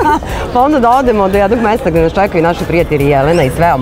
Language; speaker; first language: Serbian; native; Serbian